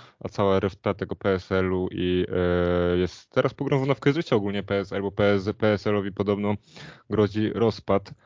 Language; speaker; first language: Polish; native; Polish